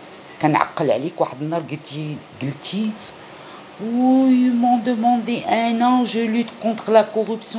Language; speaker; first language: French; non-native, local second language; Arabic